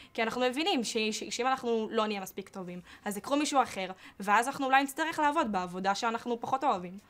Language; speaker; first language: Hebrew; native; Hebrew